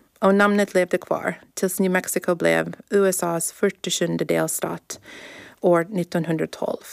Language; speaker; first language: Swedish; early bilingual, heritage; English